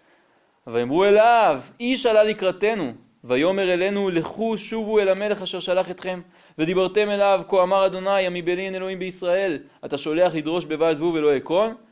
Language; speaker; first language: Hebrew; native; Hebrew